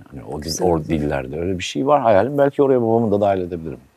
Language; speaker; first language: Turkish; native; Turkish